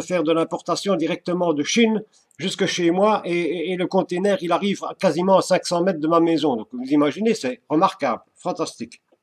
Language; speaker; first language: French; native; French